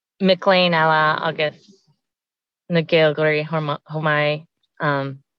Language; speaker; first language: Irish; non-native, learner; English